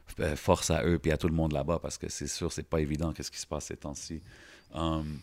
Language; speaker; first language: French; early bilingual, other home language; Arabic